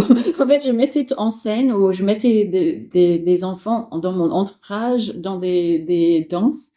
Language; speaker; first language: French; non-native, fluent; English